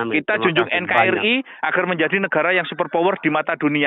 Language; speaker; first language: Indonesian; non-native, local second language; Javanese